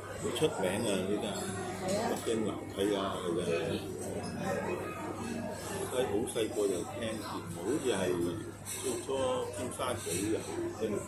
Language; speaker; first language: Cantonese; native; Cantonese